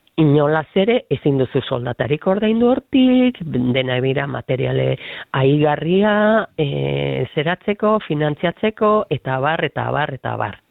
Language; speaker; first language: Basque; native; Basque